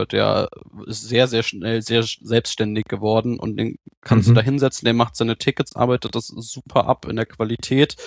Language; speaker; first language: German; native; German